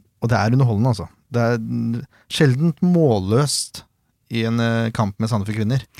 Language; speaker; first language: Norwegian; native; Norwegian